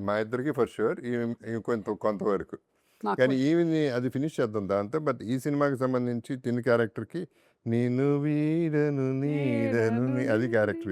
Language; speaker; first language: Telugu; native; Telugu